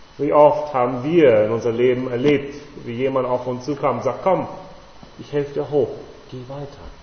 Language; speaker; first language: German; non-native, fluent; English